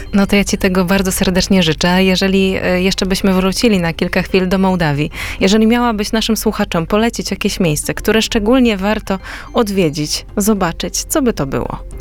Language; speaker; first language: Polish; native; Polish